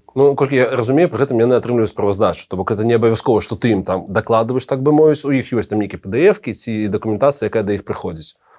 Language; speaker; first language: Belarusian; non-native, local second language; Russian